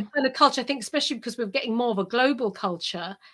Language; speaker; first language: English; early bilingual, other home language; Urdu